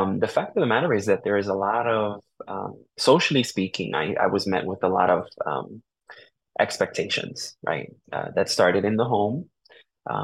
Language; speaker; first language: English; early bilingual, other home language; Spanish